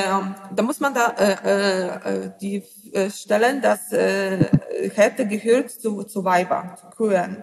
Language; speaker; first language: German; non-native, learner; Polish